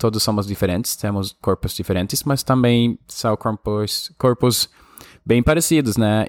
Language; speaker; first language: Portuguese; non-native, fluent; Spanish